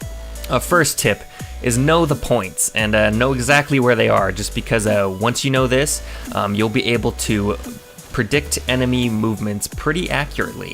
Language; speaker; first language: English; native; English